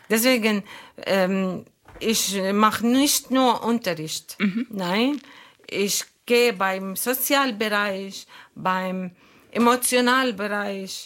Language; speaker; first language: German; non-native, learner; Arabic